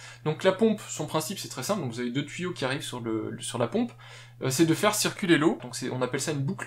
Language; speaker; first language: French; native; French